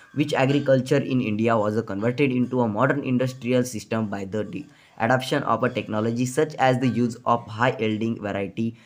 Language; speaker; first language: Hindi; non-native, local second language; Marathi